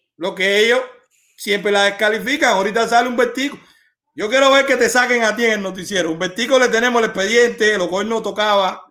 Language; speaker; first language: Spanish; native; Spanish